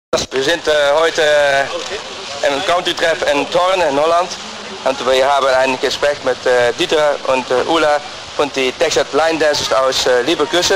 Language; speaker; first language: German; non-native, learner; Dutch